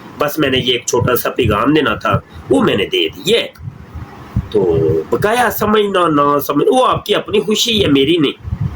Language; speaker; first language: Urdu; non-native, local second language; Punjabi